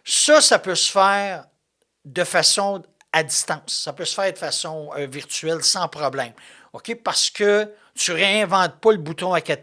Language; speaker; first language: French; native; French